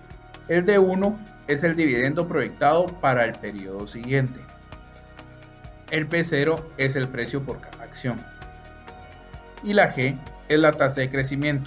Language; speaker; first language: Spanish; native; Spanish